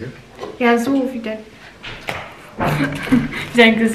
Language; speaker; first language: German; early bilingual, heritage; Filipino